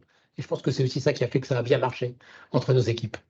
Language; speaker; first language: French; native; French